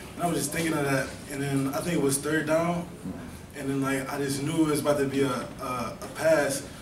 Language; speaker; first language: English; native; English